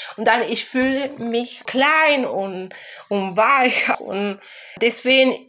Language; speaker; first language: German; non-native, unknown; Spanish